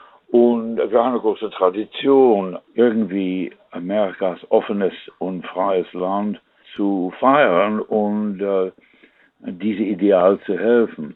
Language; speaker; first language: German; non-native, fluent; English